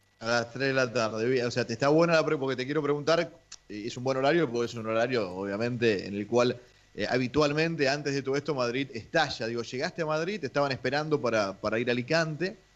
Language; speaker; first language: Spanish; native; Spanish